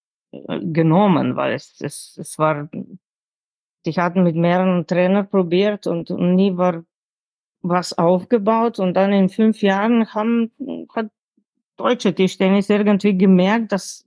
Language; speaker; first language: German; non-native, fluent; Slovenian